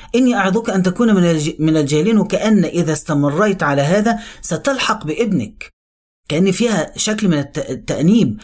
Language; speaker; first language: Arabic; native; Arabic